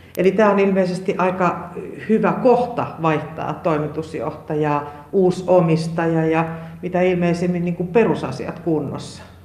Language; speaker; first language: Finnish; native; Finnish